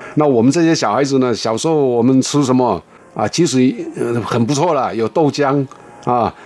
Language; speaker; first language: Chinese; non-native, local second language; Min Nan Chinese